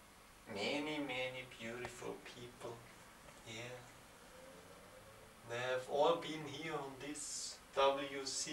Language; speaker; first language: English; non-native, learner; German